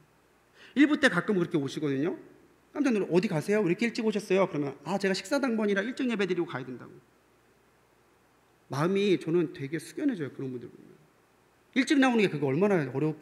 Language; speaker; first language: Korean; native; Korean